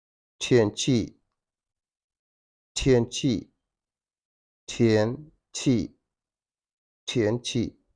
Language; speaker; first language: Chinese; non-native, fluent; Wolof